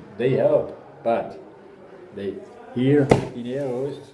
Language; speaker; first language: English; non-native, learner; German